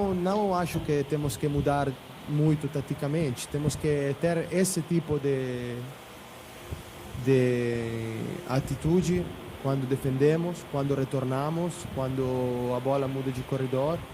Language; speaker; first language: Portuguese; non-native, fluent; Italian